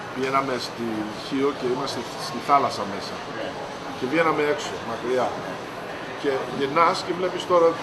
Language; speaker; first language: Greek; early bilingual, heritage; Greek